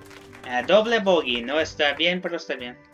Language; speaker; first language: Spanish; non-native, learner; English